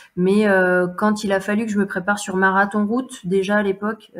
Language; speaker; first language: French; native; French